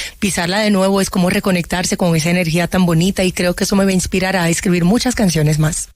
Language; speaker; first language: Spanish; early bilingual, other home language; Haitian Creole